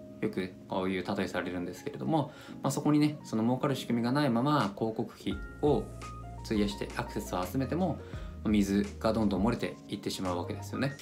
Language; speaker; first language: Japanese; native; Japanese